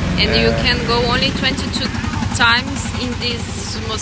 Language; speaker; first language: English; non-native, learner; Portuguese